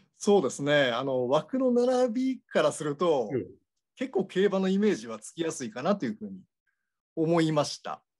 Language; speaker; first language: Japanese; native; Japanese